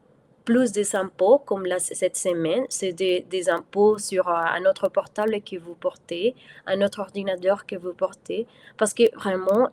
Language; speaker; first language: French; non-native, fluent; Spanish